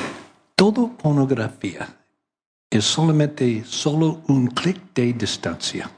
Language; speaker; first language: Spanish; non-native, learner; English